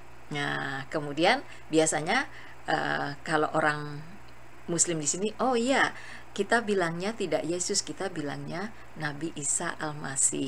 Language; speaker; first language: Indonesian; native; Indonesian